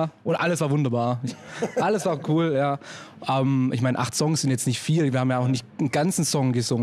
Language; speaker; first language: German; native; German